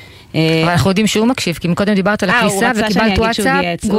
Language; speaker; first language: Hebrew; native; Hebrew